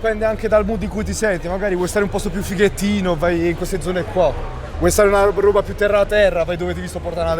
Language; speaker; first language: Italian; native; Italian